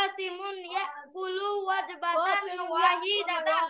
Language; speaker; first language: Arabic; non-native, learner; Bangla